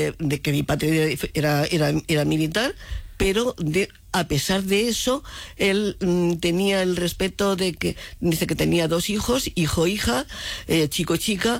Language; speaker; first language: Spanish; native; Spanish